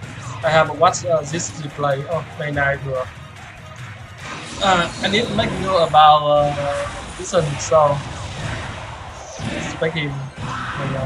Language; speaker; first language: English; non-native, learner; Vietnamese